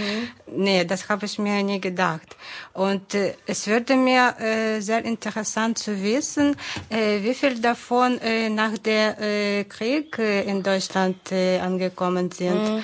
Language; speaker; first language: German; non-native, fluent; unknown